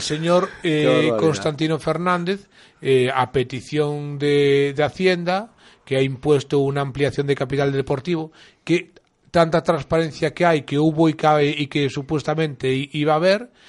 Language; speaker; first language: Spanish; native; Spanish